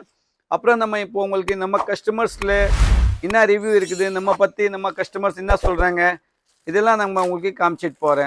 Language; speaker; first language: Tamil; non-native, fluent; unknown